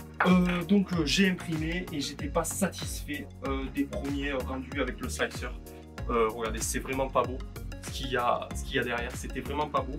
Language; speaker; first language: French; native; French